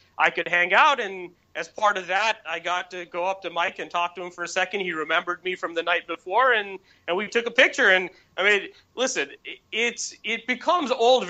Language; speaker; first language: English; native; English